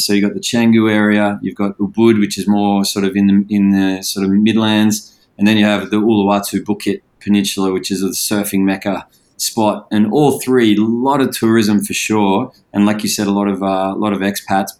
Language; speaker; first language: English; native; English